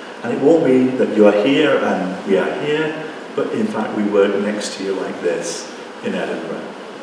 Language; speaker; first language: English; native; English